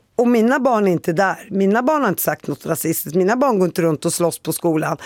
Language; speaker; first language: Swedish; early bilingual, other home language; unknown